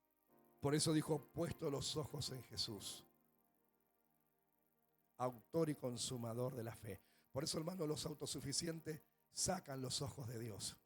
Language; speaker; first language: Spanish; native; Spanish